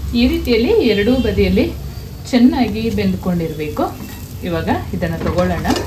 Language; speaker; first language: Kannada; non-native, local second language; Kodava